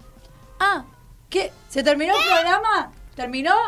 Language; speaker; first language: Spanish; native; Spanish